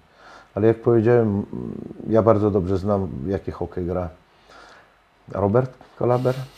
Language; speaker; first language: Polish; non-native, fluent; Russian